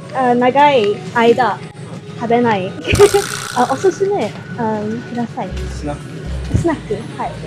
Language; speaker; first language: Japanese; non-native, learner; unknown